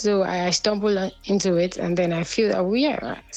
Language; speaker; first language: English; non-native, local second language; Yoruba